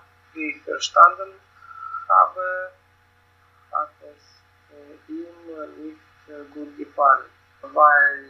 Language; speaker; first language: German; non-native, learner; Russian